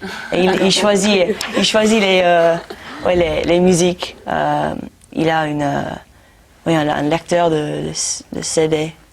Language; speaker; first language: French; non-native, learner; English